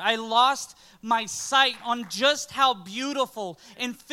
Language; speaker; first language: English; native; English